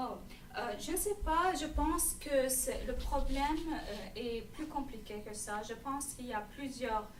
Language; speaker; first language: French; non-native, fluent; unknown